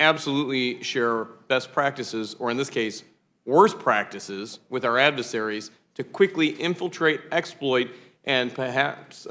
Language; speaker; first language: English; native; English